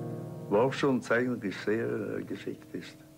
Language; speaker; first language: German; non-native, local second language; Italian